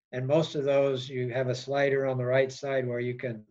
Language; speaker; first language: English; native; English